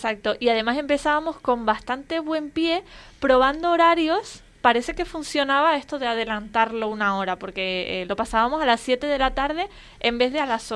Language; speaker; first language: Spanish; native; Spanish